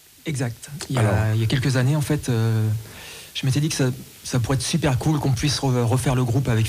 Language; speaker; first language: French; native; French